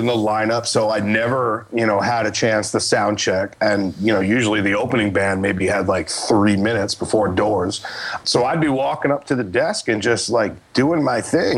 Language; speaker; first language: English; native; English